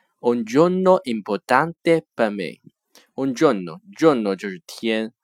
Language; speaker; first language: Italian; non-native, fluent; Chinese